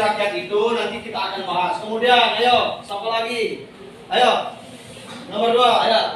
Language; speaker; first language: Indonesian; native; Indonesian